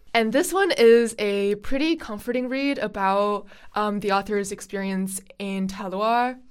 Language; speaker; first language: English; non-native, fluent; Chinese